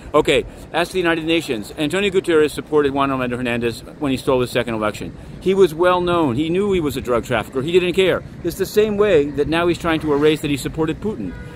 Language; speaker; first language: English; native; English